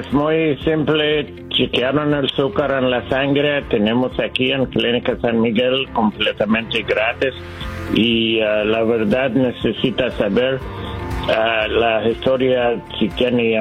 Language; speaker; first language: Spanish; non-native, learner; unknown